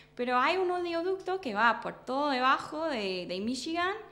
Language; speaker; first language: Spanish; non-native, fluent; English